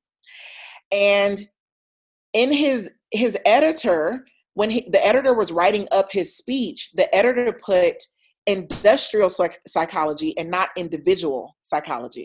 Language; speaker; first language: English; native; English